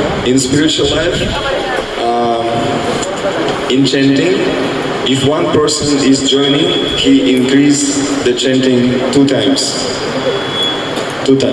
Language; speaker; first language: English; non-native, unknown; Russian